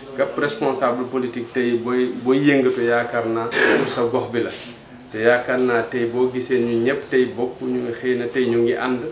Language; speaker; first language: Wolof; non-native, local second language; Fula